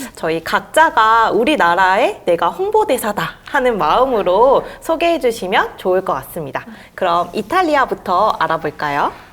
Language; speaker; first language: Korean; native; Korean